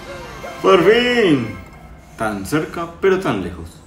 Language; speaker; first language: Spanish; native; Spanish